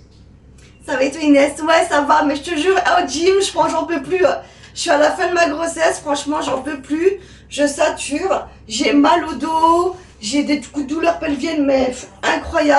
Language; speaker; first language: French; native; French